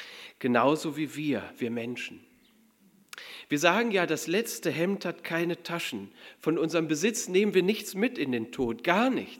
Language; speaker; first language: German; native; German